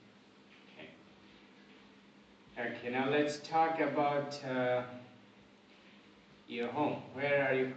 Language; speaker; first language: English; non-native, local second language; Bangla